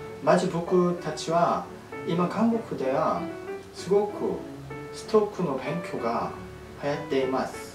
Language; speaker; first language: Japanese; non-native, fluent; Korean